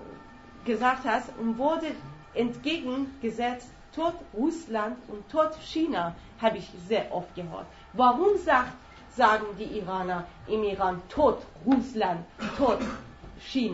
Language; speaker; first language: German; non-native, fluent; Persian